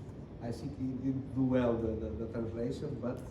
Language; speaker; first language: English; non-native, learner; Portuguese